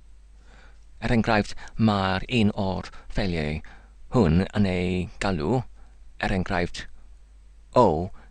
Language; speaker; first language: Welsh; non-native, learner; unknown